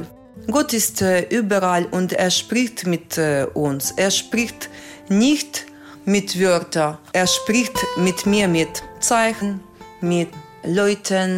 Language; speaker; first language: German; non-native, fluent; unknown